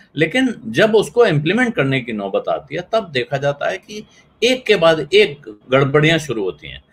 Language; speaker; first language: Hindi; native; Hindi